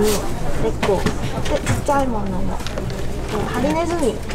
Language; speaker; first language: Japanese; non-native, learner; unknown